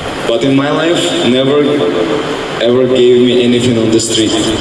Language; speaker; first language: English; non-native, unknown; Russian